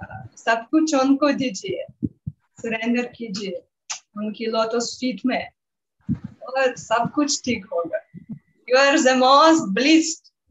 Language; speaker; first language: Hindi; non-native, learner; Russian